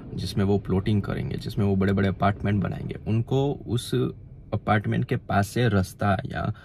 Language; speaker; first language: Hindi; non-native, local second language; Gujarati